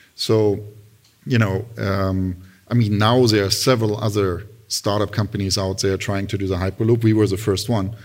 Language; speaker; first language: English; non-native, fluent; German